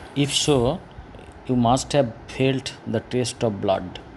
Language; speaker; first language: English; non-native, local second language; Bangla